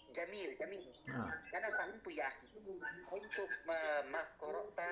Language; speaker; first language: Arabic; non-native, learner; Indonesian